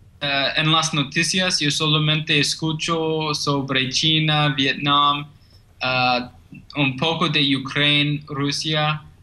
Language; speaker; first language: Spanish; non-native, learner; English